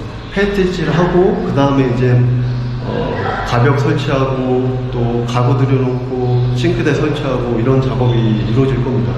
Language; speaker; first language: Korean; native; Korean